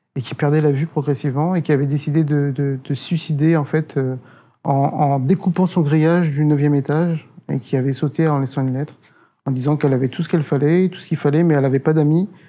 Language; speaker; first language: French; native; French